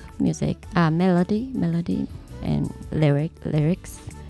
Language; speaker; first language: English; non-native, learner; Japanese